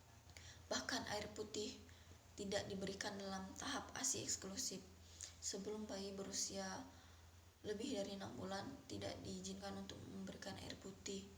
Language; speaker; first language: Indonesian; native; Indonesian